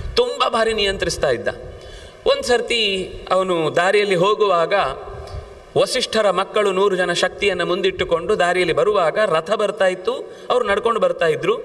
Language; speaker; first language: Kannada; non-native, local second language; Tulu